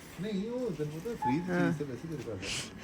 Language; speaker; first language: Hindi; non-native, local second language; Punjabi